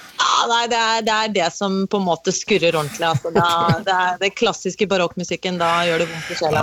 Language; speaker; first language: Norwegian; native; Norwegian